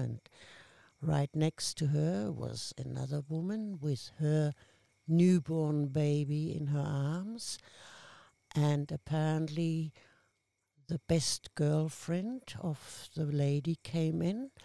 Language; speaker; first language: English; non-native, fluent; German